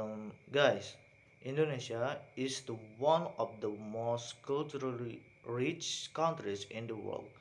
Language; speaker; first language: English; non-native, learner; Indonesian